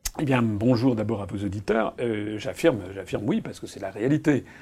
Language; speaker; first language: French; native; French